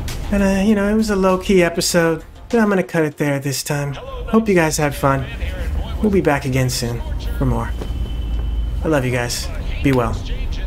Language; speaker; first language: English; native; English